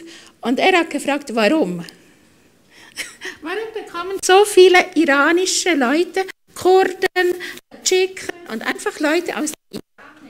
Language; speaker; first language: German; non-native, fluent; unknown